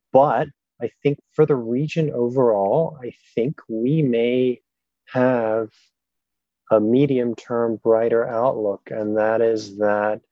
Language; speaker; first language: English; non-native, fluent; German